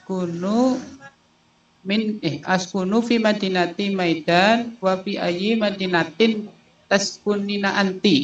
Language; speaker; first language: Arabic; non-native, learner; Indonesian